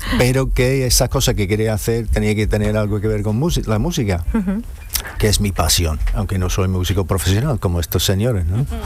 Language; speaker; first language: Spanish; non-native, fluent; English